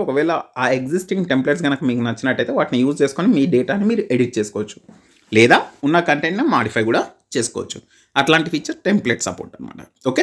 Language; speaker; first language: Telugu; native; Telugu